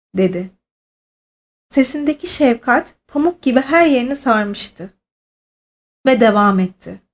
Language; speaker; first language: Turkish; native; Turkish